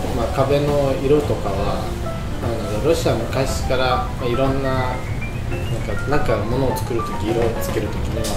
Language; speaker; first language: Japanese; non-native, fluent; Russian